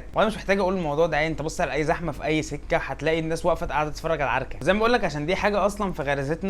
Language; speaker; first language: Arabic; native; Arabic